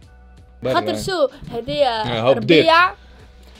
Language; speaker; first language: Arabic; native; Arabic